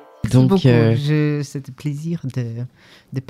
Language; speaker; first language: French; non-native, learner; Polish